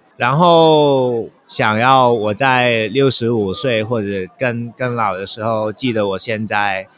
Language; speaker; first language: Chinese; non-native, local second language; Cantonese